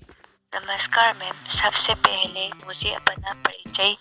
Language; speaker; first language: Hindi; non-native, local second language; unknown